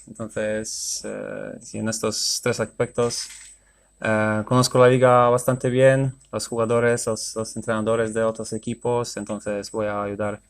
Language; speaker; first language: Spanish; non-native, fluent; Polish